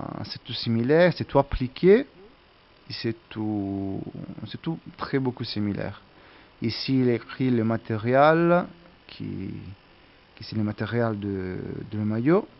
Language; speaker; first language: French; non-native, learner; Italian